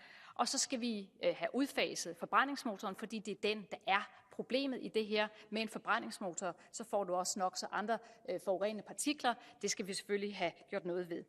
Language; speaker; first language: Danish; native; Danish